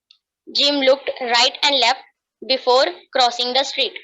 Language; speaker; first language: English; non-native, learner; Hindi